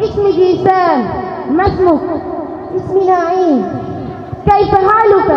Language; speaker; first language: Arabic; non-native, learner; Bangla